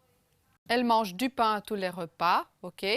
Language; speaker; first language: French; non-native, fluent; Romanian